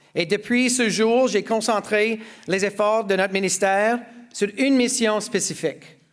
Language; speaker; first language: French; non-native, local second language; English